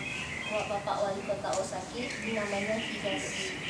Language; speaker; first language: Indonesian; non-native, fluent; Japanese